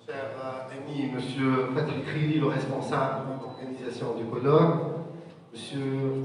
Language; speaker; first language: French; non-native, local second language; Arabic